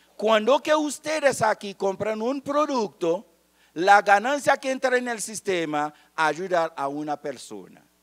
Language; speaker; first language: Spanish; non-native, fluent; Haitian Creole